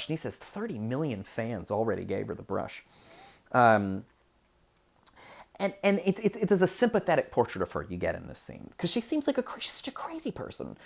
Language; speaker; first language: English; native; English